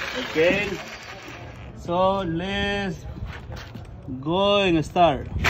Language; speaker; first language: English; non-native, learner; Spanish